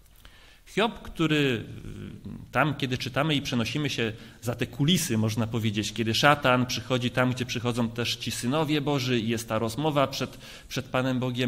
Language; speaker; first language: Polish; native; Polish